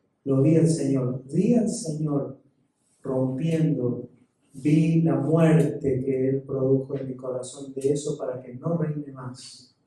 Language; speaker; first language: Spanish; native; Spanish